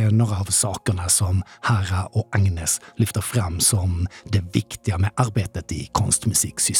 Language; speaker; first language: Swedish; native; Swedish